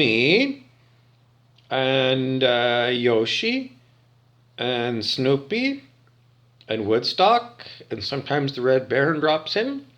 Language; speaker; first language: English; native; English